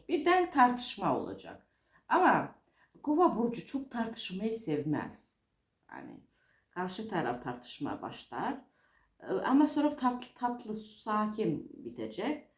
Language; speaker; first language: Turkish; non-native, fluent; Russian